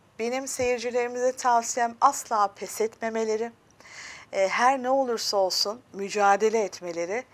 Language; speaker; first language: Turkish; early bilingual, heritage; Turkish